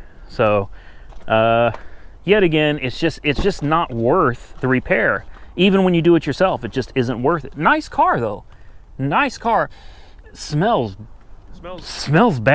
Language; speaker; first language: English; native; English